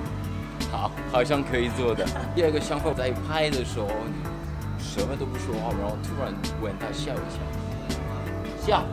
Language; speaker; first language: Chinese; non-native, fluent; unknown